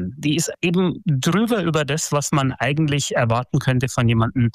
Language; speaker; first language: German; native; German